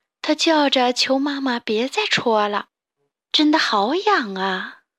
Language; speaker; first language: Chinese; native; Chinese